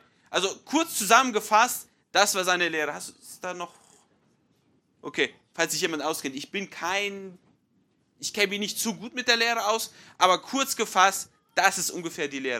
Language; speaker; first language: German; non-native, fluent; English